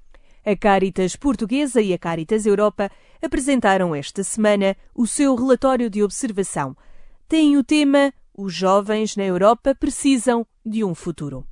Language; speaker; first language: Portuguese; native; Portuguese